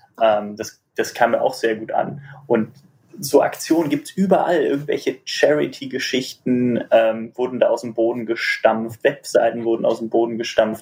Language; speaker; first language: German; native; German